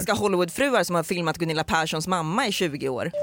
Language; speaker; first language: Swedish; native; Swedish